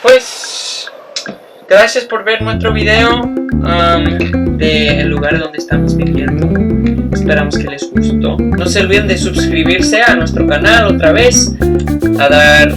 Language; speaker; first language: Spanish; non-native, fluent; English